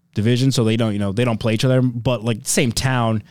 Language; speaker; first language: English; native; English